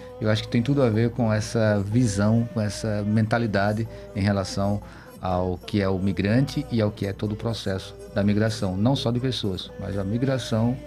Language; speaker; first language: Portuguese; native; Portuguese